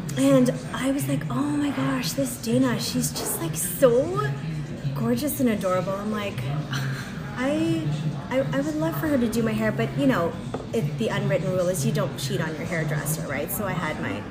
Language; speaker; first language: English; native; English